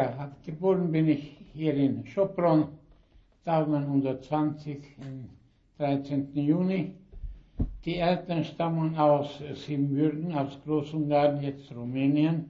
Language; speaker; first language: German; early bilingual, heritage; German